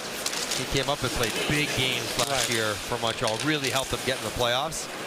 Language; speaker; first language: English; native; English